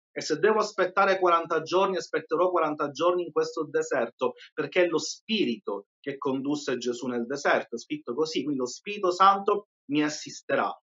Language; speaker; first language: Italian; native; Italian